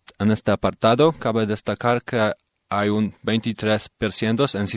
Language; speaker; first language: Spanish; native; Spanish